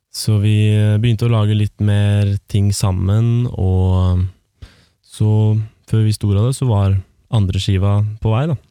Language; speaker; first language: Norwegian; native; Norwegian